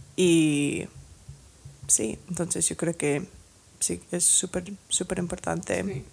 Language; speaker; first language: Spanish; non-native, fluent; English